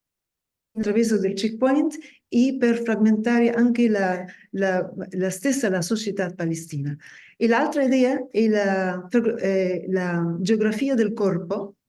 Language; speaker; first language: Italian; non-native, fluent; Spanish